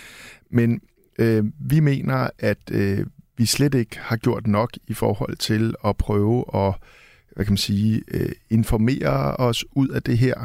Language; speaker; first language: Danish; native; Danish